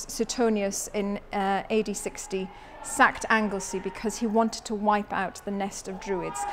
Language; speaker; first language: English; native; English